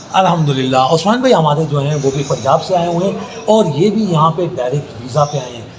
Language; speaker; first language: Urdu; non-native, local second language; Sindhi